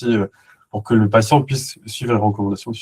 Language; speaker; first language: French; native; French